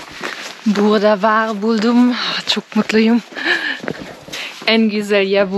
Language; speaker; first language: Turkish; non-native, learner; German